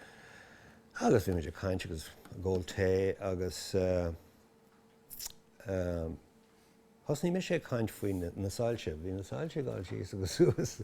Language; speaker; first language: Irish; non-native, local second language; English